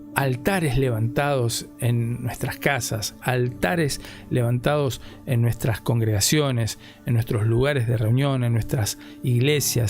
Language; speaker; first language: Spanish; native; Spanish